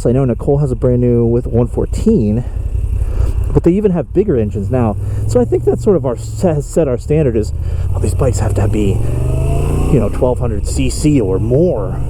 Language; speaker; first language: English; native; English